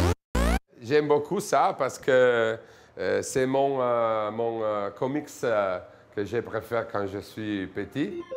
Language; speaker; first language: French; non-native, fluent; Italian